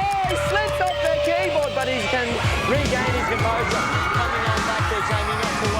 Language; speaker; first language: English; native; English